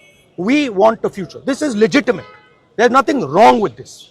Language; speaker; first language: English; non-native, local second language; Hindi